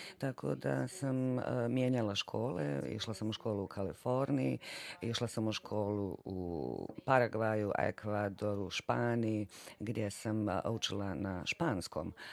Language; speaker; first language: Bosnian; non-native, fluent; English